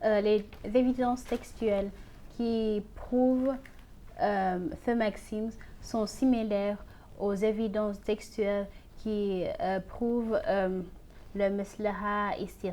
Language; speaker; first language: French; non-native, fluent; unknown